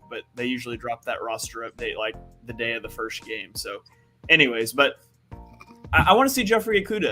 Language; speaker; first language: English; native; English